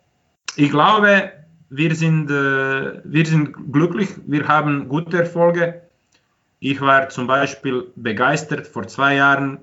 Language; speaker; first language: German; non-native, fluent; Croatian